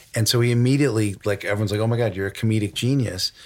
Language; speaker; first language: English; native; English